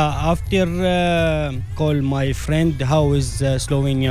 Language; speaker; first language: English; non-native, learner; Arabic